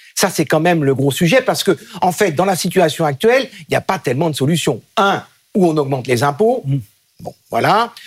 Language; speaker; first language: French; native; French